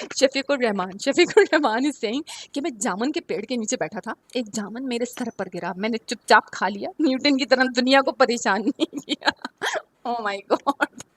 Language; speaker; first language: Urdu; native; Urdu